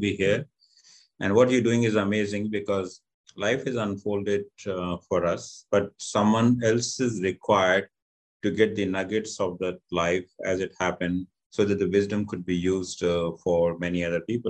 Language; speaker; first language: English; non-native, local second language; Hindi